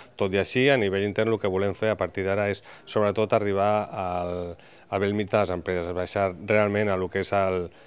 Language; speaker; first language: Catalan; native; Catalan